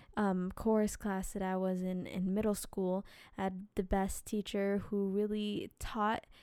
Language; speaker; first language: English; native; English